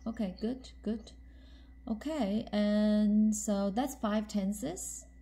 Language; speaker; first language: English; non-native, fluent; Chinese